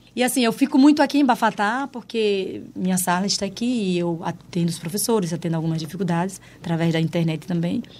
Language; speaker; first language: Portuguese; native; Portuguese